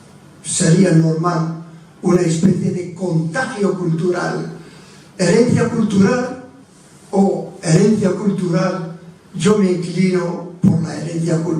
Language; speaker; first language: Spanish; non-native, fluent; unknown